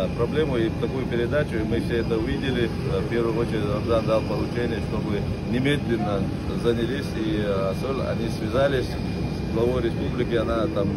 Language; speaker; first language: Russian; non-native, local second language; Chechen